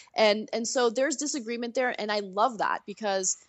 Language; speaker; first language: English; native; English